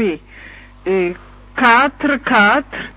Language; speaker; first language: French; non-native, learner; Polish